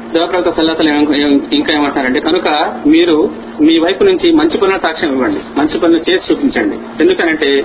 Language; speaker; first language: Telugu; non-native, local second language; Urdu